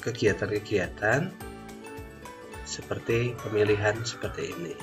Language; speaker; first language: Indonesian; native; Indonesian